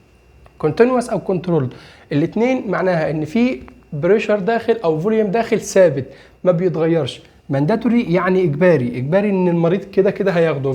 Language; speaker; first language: Arabic; native; Arabic